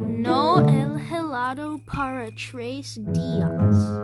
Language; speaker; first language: Spanish; non-native, learner; English